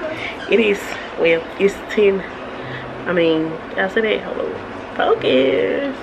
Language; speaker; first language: English; native; English